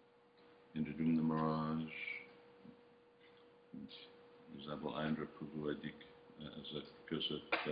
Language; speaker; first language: Hungarian; early bilingual, heritage; Hungarian